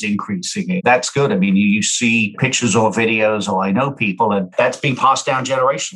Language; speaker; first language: English; native; English